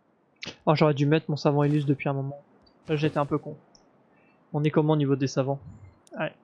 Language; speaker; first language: French; native; French